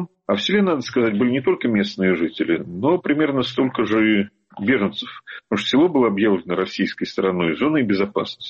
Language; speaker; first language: Russian; native; Russian